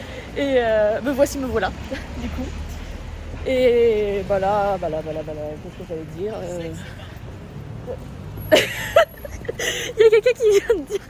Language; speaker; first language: French; native; French